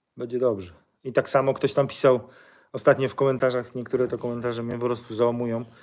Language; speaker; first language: Polish; native; Polish